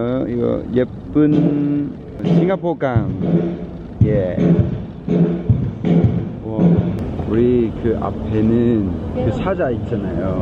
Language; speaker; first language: Korean; non-native, learner; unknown